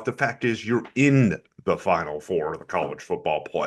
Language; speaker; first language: English; native; English